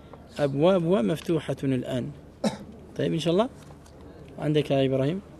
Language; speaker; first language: Arabic; non-native, fluent; French